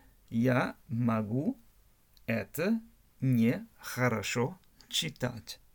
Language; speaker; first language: Russian; non-native, learner; German